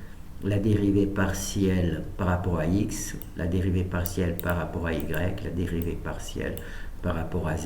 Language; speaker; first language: French; native; French